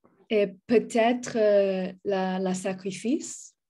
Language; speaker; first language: French; non-native, learner; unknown